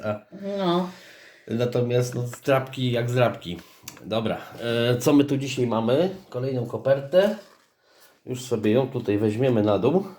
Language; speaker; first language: Polish; native; Polish